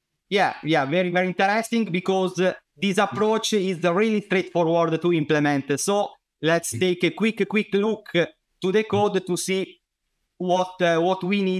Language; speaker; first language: English; non-native, fluent; Italian